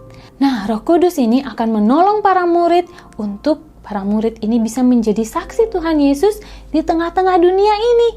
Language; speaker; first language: Indonesian; native; Indonesian